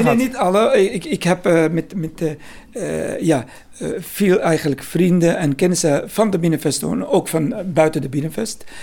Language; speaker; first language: Dutch; non-native, learner; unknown